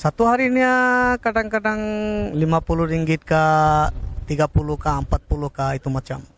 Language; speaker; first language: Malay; non-native, learner; Bangla